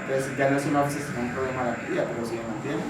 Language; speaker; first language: Spanish; native; Spanish